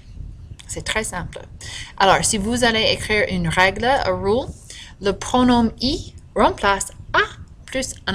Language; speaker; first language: French; non-native, fluent; English